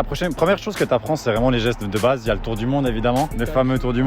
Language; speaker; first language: French; native; French